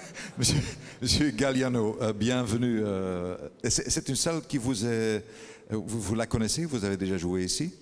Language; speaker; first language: French; non-native, local second language; Dutch